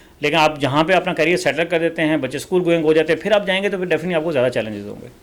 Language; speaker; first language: Urdu; non-native, local second language; Punjabi